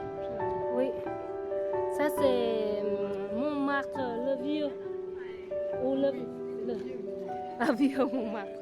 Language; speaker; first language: French; non-native, learner; Vietnamese